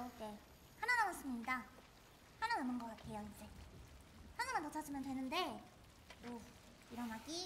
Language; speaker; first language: Korean; native; Korean